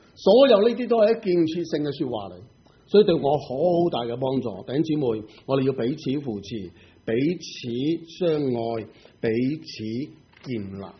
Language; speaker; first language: Chinese; non-native, local second language; Cantonese